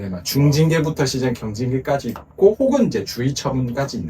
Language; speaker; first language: Korean; native; Korean